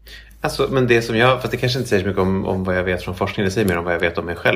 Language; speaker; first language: Swedish; native; Swedish